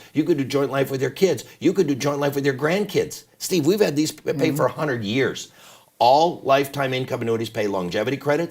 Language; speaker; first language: English; native; English